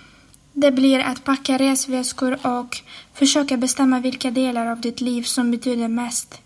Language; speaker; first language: Swedish; non-native, fluent; Ukrainian